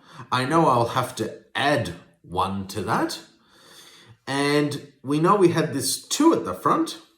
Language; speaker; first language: English; native; English